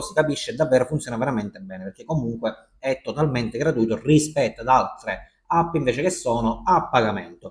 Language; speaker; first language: Italian; native; Italian